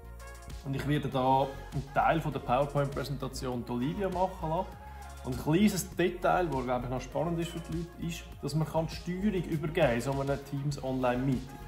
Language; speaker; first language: German; native; German